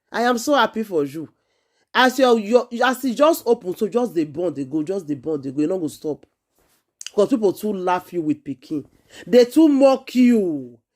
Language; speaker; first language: Nigerian Pidgin; native; Nigerian Pidgin